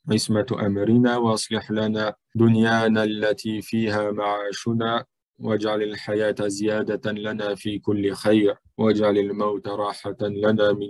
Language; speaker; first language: Arabic; non-native, fluent; French